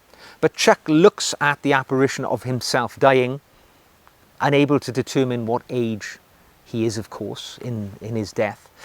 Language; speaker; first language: English; native; English